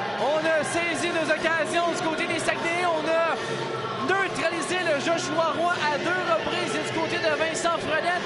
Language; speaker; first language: French; native; French